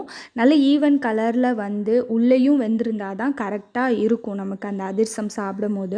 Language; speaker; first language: Tamil; native; Tamil